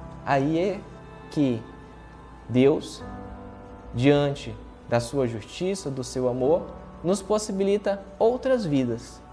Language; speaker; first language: Portuguese; native; Portuguese